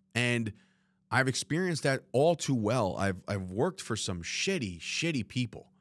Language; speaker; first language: English; native; English